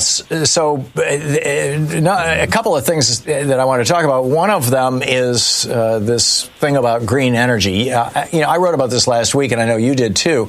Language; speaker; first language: English; native; English